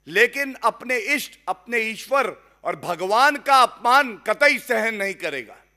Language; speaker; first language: Hindi; native; Hindi